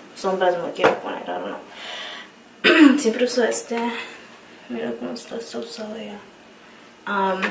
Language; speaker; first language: Spanish; early bilingual, heritage; Spanish